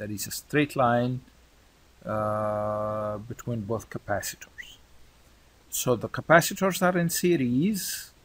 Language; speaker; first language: English; non-native, fluent; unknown